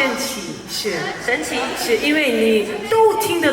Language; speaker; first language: Chinese; non-native, learner; Korean